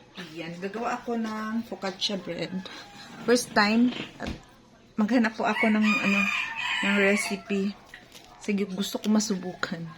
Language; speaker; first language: Filipino; non-native, local second language; Cebuano